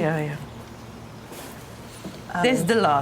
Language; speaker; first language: English; non-native, learner; Dutch